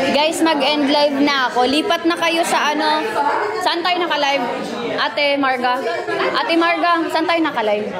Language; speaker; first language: Filipino; non-native, local second language; Waray